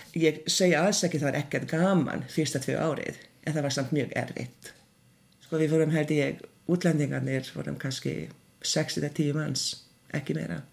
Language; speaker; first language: Icelandic; non-native, learner; Hungarian